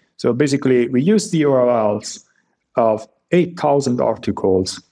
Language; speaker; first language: English; non-native, fluent; Italian